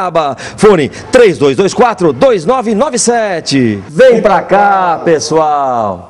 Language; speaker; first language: Portuguese; native; Portuguese